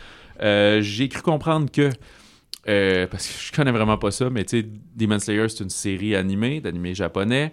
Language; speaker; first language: French; native; French